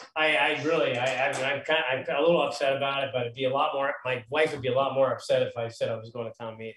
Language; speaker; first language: English; native; English